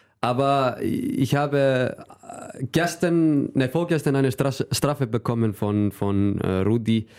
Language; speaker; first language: German; non-native, fluent; Icelandic